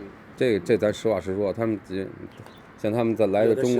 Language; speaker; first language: Chinese; native; Chinese